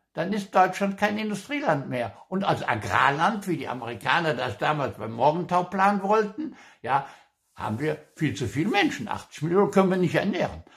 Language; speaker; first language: German; non-native, local second language; Luxembourgish